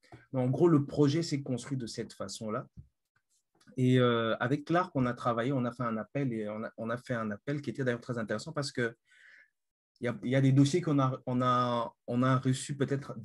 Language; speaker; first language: French; non-native, local second language; Lingala